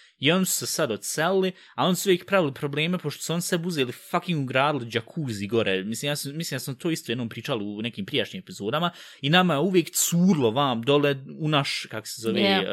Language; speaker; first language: Bosnian; early bilingual, heritage; Bosnian